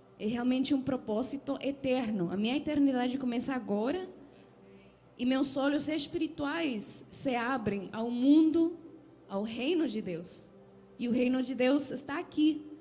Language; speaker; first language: Portuguese; non-native, fluent; Spanish